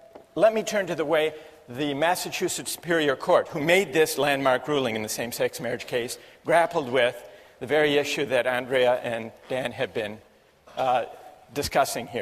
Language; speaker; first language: English; native; English